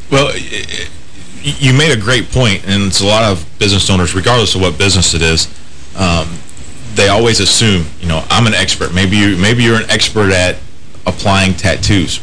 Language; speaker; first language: English; native; English